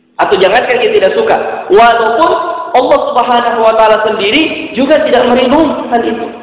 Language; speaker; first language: Indonesian; native; Indonesian